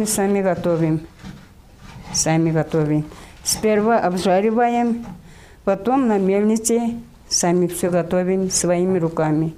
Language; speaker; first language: Russian; non-native, local second language; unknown